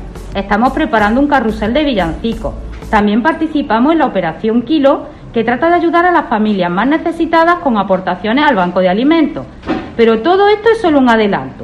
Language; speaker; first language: Spanish; native; Spanish